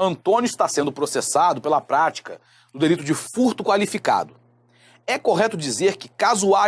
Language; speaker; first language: Portuguese; native; Portuguese